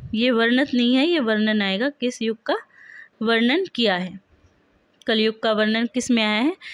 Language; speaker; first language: Hindi; native; Hindi